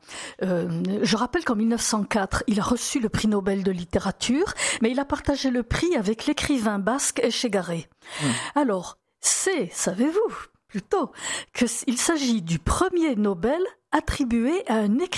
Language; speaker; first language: French; native; French